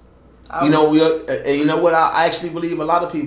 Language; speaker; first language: English; native; English